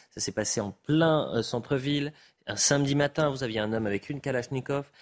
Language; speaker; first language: French; native; French